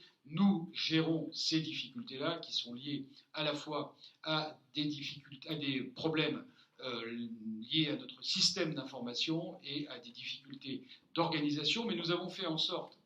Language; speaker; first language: French; native; French